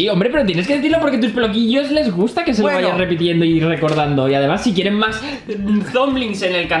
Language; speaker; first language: Spanish; native; Spanish